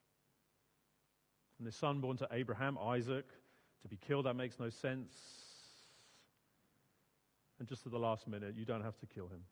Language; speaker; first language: English; native; English